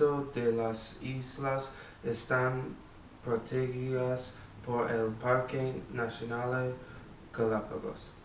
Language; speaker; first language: Spanish; non-native, learner; English